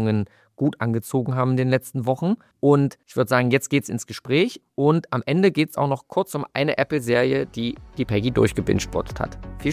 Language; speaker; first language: German; native; German